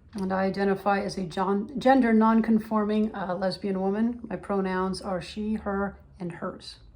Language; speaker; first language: English; native; English